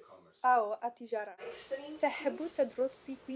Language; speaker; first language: Arabic; non-native, learner; English